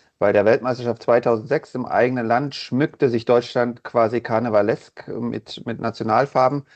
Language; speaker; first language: German; native; German